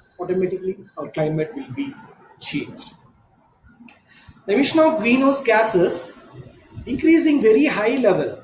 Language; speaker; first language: English; non-native, local second language; Tamil